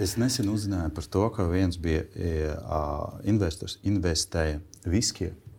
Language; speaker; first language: Latvian; non-native, local second language; Russian